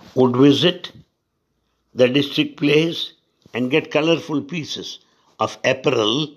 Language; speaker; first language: English; non-native, local second language; Telugu